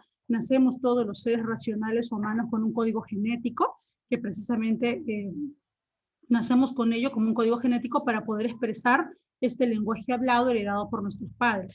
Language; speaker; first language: Spanish; native; Spanish